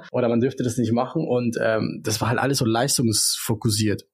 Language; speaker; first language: German; early bilingual, other home language; Spanish